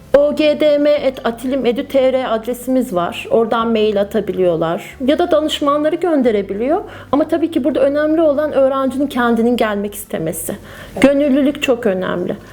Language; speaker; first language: Turkish; native; Turkish